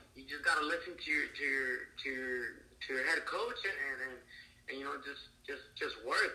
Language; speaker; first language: English; early bilingual, other home language; Spanish